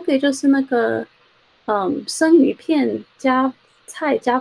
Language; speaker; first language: Chinese; early bilingual, heritage; Chinese